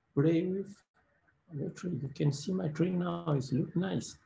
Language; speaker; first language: English; non-native, learner; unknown